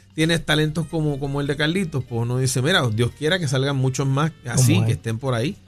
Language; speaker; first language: Spanish; native; Spanish